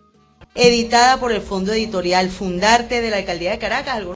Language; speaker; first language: Spanish; native; Spanish